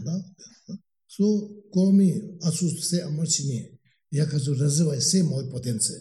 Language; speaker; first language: Russian; non-native, learner; Tibetan